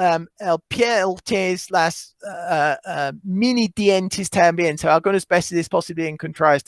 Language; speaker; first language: Spanish; non-native, fluent; English